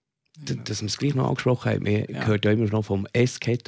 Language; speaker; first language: German; native; German